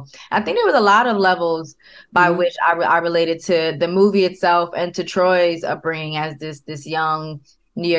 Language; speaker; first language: English; native; English